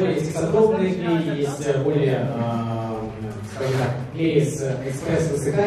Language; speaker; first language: Russian; native; Russian